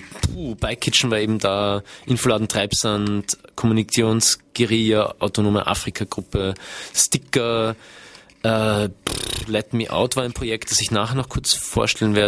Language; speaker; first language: German; native; German